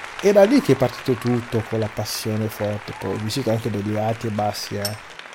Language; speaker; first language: Italian; non-native, fluent; Lingala